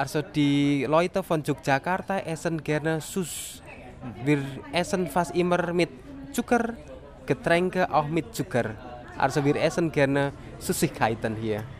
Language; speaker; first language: German; non-native, learner; Javanese